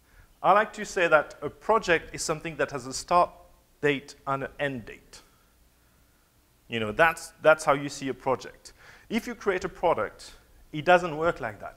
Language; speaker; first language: English; non-native, fluent; French